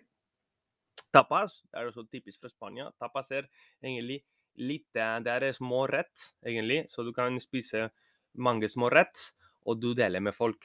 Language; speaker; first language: Norwegian; non-native, fluent; Spanish